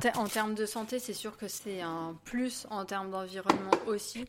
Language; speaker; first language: French; native; French